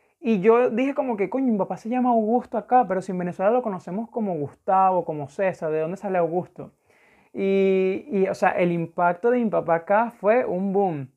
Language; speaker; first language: Spanish; native; Spanish